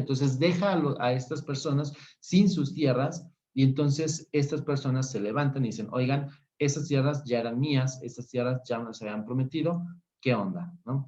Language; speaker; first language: Spanish; native; Spanish